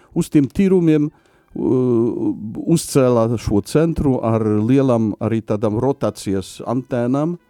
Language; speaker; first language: Latvian; non-native, fluent; Polish